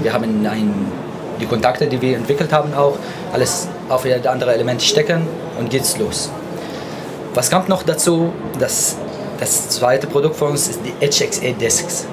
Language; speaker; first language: German; non-native, fluent; Arabic